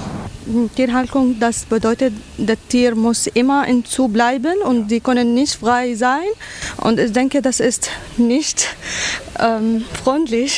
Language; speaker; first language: German; non-native, learner; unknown